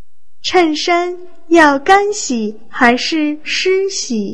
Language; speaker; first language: Chinese; non-native, fluent; Vietnamese